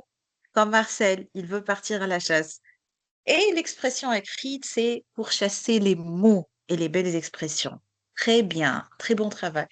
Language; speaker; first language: French; non-native, local second language; Arabic